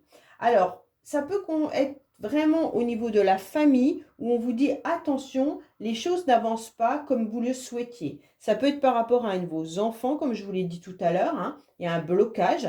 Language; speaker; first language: French; native; French